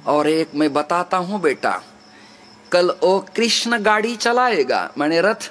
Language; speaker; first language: Hindi; non-native, local second language; Marathi